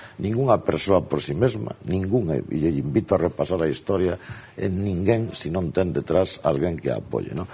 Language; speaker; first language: Galician; non-native, local second language; Spanish